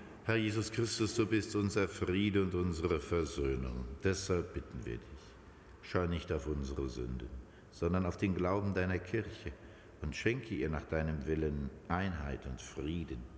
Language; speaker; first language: German; native; German